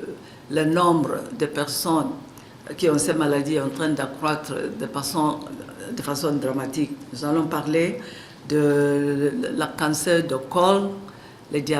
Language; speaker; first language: French; non-native, fluent; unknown